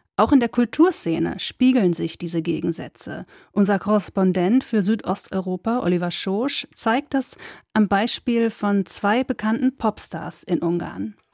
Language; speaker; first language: German; native; German